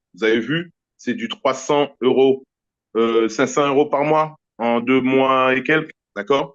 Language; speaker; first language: French; native; French